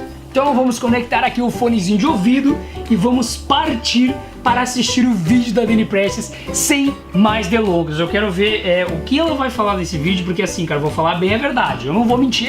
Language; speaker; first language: Portuguese; native; Portuguese